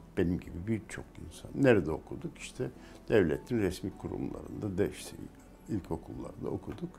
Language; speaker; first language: Turkish; native; Turkish